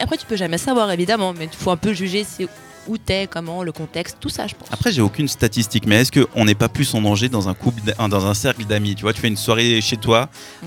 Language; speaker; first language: French; native; French